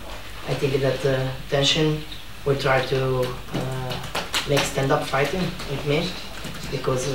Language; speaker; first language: English; non-native, learner; Italian